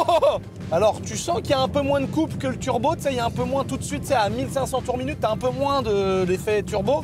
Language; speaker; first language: French; native; French